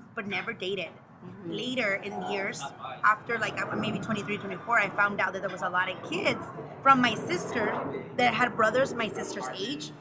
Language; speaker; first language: English; early bilingual, other home language; Spanish